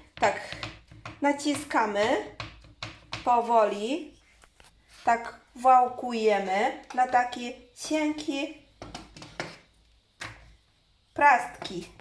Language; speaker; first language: Polish; non-native, learner; Chinese